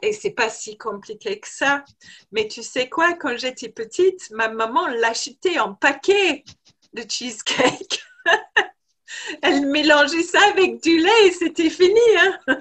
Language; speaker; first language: French; non-native, fluent; English